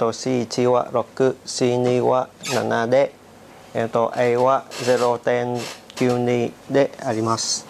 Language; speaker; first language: Japanese; non-native, learner; Vietnamese